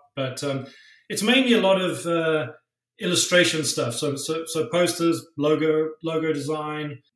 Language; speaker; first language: English; native; English